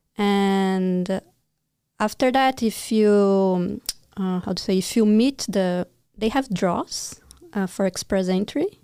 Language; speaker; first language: English; non-native, fluent; Portuguese